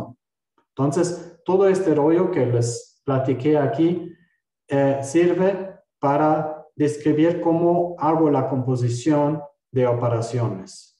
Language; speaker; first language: Spanish; non-native, fluent; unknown